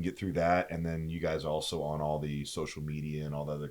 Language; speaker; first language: English; native; English